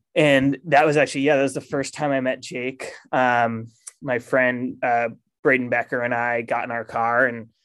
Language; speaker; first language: English; native; English